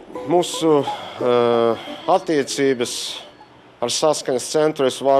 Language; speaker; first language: Latvian; non-native, local second language; Russian